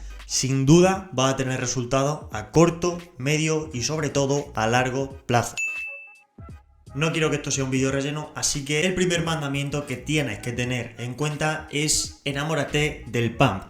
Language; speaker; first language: Spanish; native; Spanish